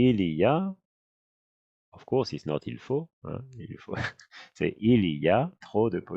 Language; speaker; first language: French; non-native, fluent; English